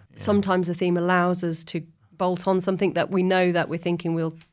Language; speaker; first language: English; native; English